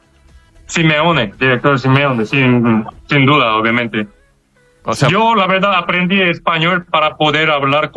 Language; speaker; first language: Spanish; non-native, learner; Korean